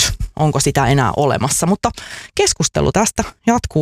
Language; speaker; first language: Finnish; native; Finnish